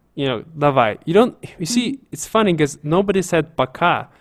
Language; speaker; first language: English; non-native, fluent; Russian